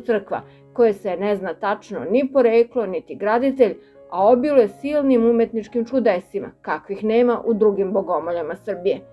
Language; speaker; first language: Serbian; native; Serbian